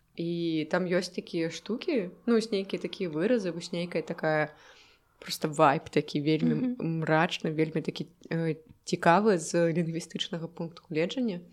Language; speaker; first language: Belarusian; non-native, local second language; Russian